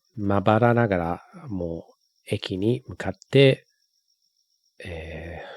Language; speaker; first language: Japanese; non-native, learner; English